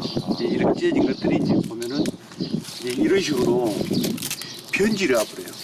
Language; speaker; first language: Korean; native; Korean